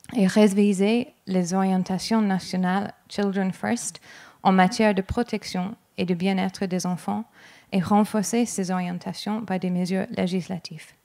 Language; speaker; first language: French; non-native, fluent; English